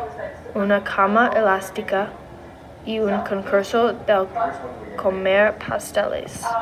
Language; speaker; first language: Spanish; non-native, learner; English